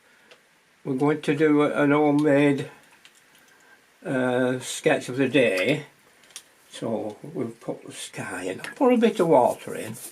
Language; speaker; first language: English; native; English